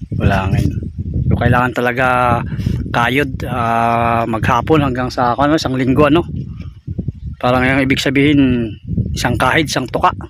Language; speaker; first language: Filipino; native; Filipino